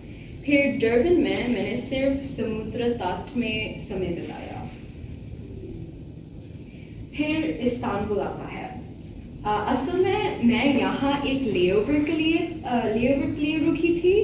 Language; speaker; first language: Hindi; non-native, learner; Bangla